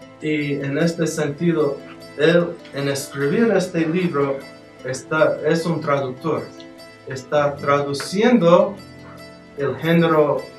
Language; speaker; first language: Spanish; non-native, fluent; English